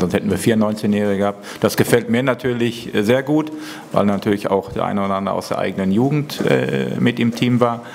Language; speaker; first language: German; native; German